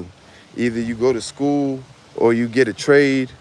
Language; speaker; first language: English; native; English